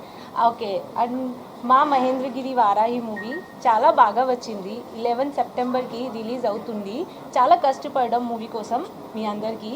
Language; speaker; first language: Telugu; non-native, learner; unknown